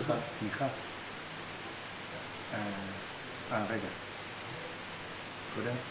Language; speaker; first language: Hebrew; non-native, learner; English